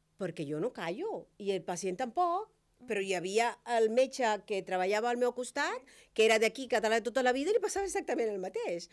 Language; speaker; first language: Catalan; non-native, fluent; Spanish